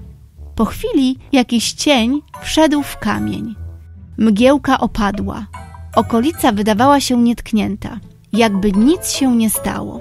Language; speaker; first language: Polish; native; Polish